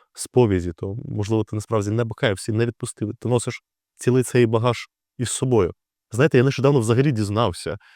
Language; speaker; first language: Ukrainian; native; Ukrainian